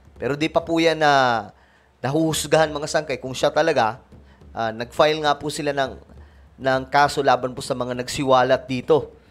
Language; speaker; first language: Filipino; non-native, local second language; Cebuano